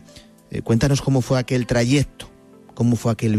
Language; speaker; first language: Spanish; native; Spanish